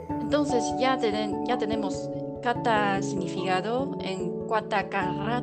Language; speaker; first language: Spanish; non-native, learner; Chinese